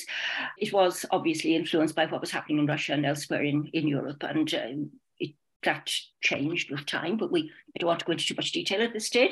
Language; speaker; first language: English; native; English